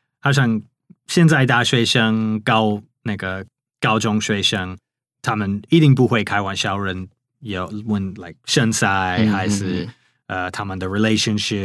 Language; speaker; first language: Chinese; non-native, fluent; English